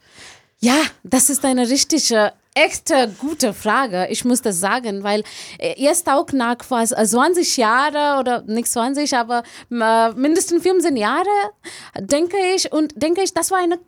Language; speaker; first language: German; non-native, learner; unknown